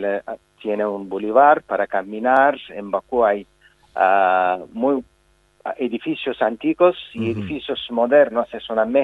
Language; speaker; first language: Spanish; non-native, fluent; Azerbaijani